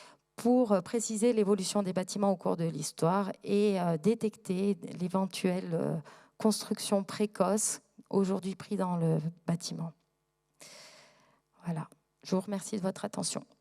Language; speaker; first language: French; native; French